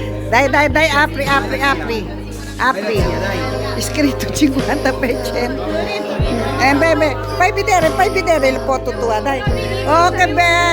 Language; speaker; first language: Italian; non-native, learner; Filipino